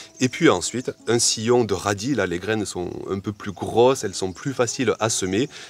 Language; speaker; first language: French; native; French